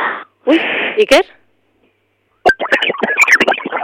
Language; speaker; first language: Basque; native; Basque